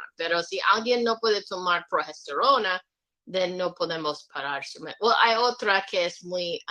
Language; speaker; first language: Spanish; non-native, learner; English